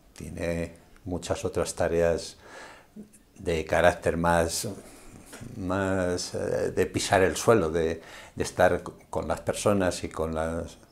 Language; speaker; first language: Spanish; native; Spanish